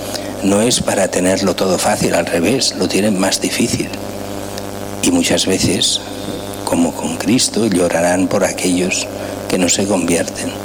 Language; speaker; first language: Spanish; native; Spanish